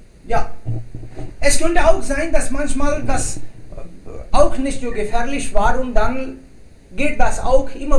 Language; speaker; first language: German; non-native, fluent; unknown